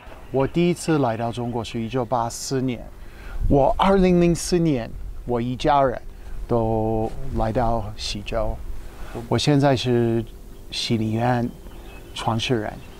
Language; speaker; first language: Chinese; non-native, fluent; English